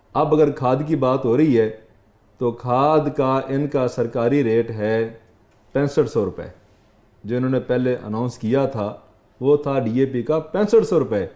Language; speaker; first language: Urdu; non-native, local second language; Punjabi